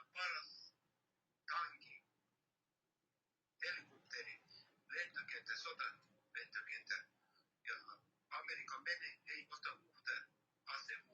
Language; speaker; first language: Finnish; non-native, learner; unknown